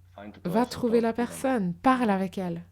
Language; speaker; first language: French; non-native, fluent; German